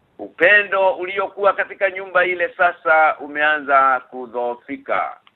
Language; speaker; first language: Swahili; non-native, local second language; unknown